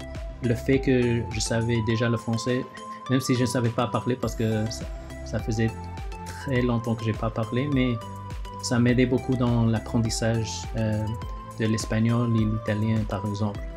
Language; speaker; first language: French; early bilingual, other home language; Chinese